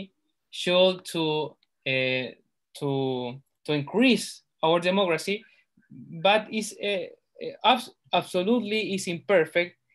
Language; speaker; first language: English; non-native, learner; Spanish